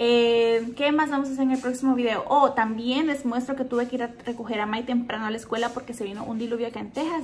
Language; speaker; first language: Spanish; native; Spanish